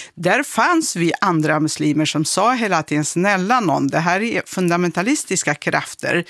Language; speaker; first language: Swedish; early bilingual, other home language; Kurdish